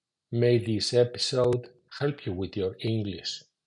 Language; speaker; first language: English; non-native, fluent; Spanish